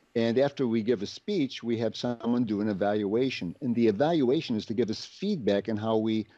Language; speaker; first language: English; native; English